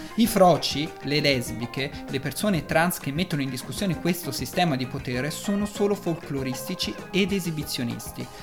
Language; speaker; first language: Italian; native; Italian